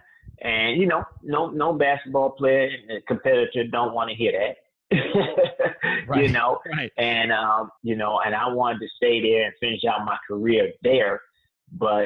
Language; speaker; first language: English; native; English